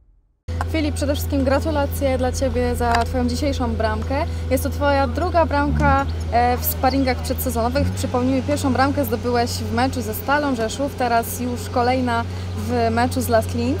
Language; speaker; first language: Polish; native; Polish